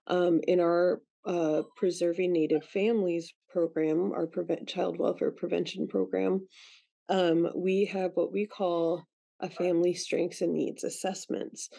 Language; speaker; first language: English; native; English